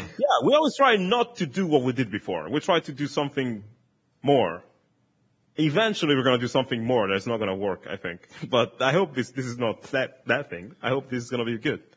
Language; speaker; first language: English; non-native, fluent; Italian